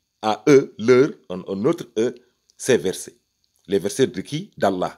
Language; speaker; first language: French; native; French